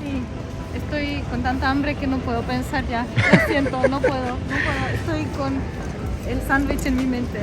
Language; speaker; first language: Spanish; non-native, fluent; Slovenian